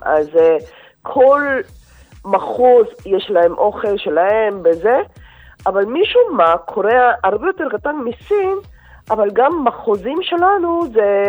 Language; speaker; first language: Hebrew; non-native, fluent; Korean